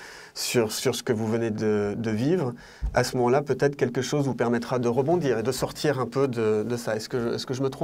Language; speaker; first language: French; native; French